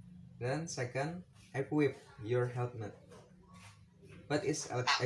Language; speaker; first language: English; non-native, learner; Indonesian